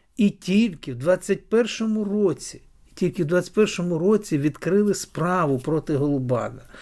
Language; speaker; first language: Ukrainian; native; Ukrainian